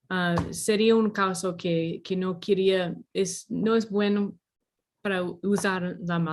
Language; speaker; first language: Spanish; non-native, learner; English